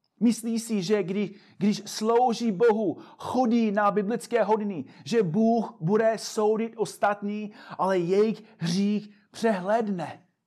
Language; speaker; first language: Czech; non-native, fluent; English